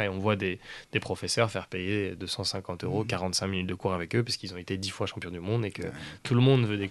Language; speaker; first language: French; native; French